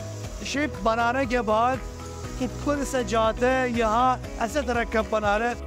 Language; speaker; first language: Hindi; non-native, learner; Turkish